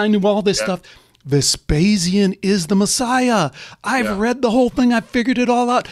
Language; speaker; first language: English; native; English